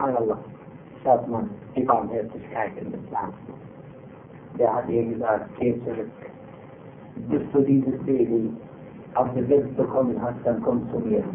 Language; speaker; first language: German; non-native, fluent; Arabic